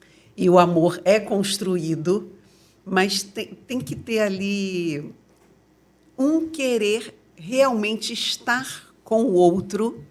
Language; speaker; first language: Portuguese; native; Portuguese